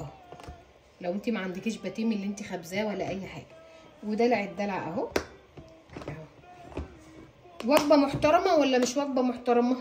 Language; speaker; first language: Arabic; native; Arabic